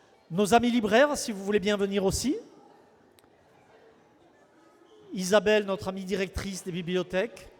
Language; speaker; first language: French; native; French